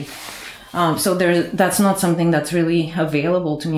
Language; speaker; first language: English; non-native, fluent; Bulgarian